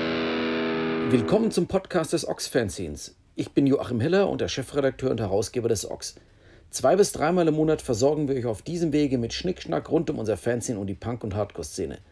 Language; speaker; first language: German; native; German